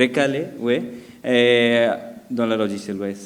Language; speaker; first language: French; non-native, fluent; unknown